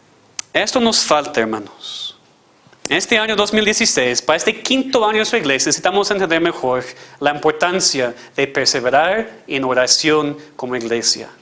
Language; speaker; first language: Spanish; non-native, fluent; English